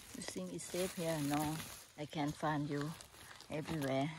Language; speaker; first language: English; non-native, learner; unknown